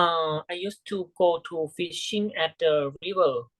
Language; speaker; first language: English; non-native, learner; Thai